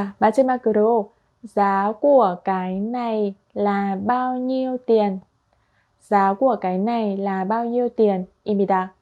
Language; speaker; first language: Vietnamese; non-native, fluent; Korean